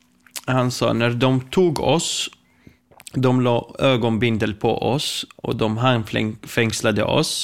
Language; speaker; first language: Swedish; non-native, fluent; Kurdish